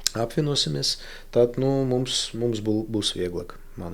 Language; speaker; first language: Latvian; non-native, local second language; Russian